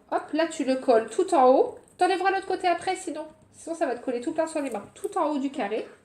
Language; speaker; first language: French; native; French